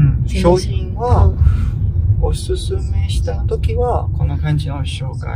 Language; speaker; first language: Japanese; non-native, learner; Chinese